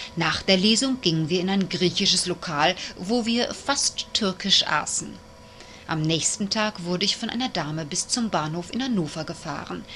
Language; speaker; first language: German; native; German